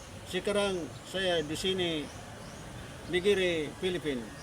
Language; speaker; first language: Indonesian; non-native, learner; Cebuano